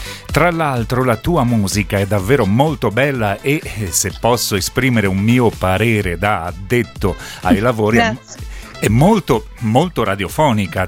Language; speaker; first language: Italian; native; Italian